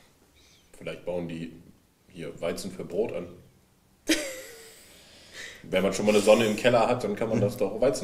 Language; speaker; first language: German; native; German